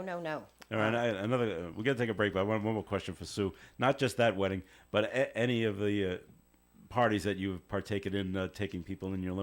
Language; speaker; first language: English; native; English